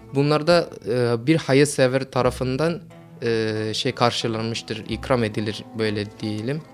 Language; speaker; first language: Turkish; non-native, fluent; Malay